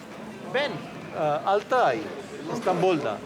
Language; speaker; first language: Turkish; non-native, learner; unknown